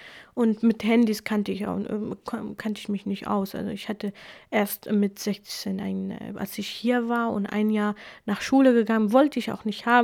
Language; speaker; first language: German; early bilingual, other home language; Kurdish